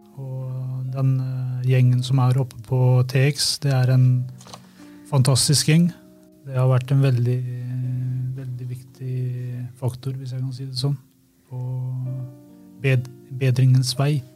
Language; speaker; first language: Norwegian; early bilingual, other home language; Albanian